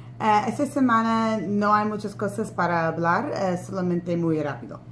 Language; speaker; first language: Spanish; non-native, learner; English